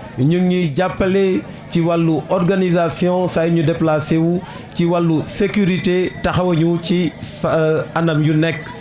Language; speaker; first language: Wolof; non-native, local second language; Serer